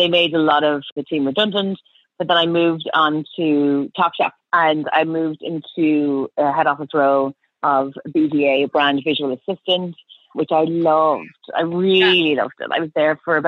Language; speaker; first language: English; native; English